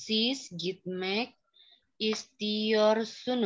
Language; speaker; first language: Turkish; non-native, learner; Indonesian